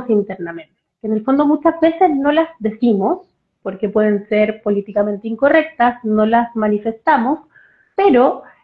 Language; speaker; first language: Spanish; native; Spanish